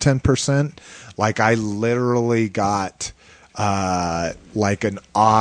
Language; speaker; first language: English; native; English